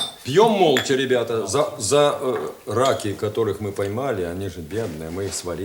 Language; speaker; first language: Russian; native; Russian